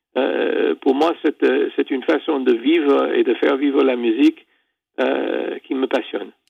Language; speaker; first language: French; non-native, fluent; English